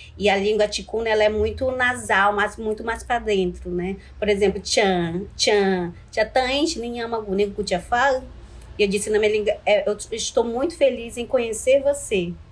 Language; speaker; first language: Portuguese; non-native, local second language; Ticuna